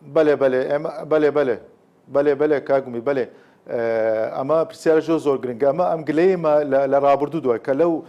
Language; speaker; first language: Central Kurdish; non-native, local second language; Turkish